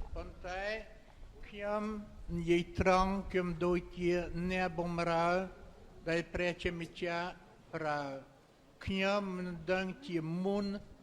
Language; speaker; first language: Khmer; non-native, fluent; French